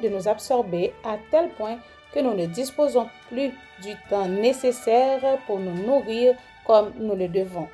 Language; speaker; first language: French; non-native, local second language; Haitian Creole